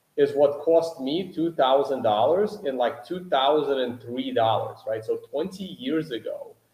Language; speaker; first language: English; native; English